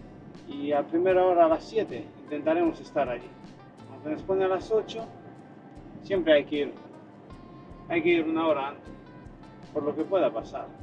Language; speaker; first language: Spanish; native; Spanish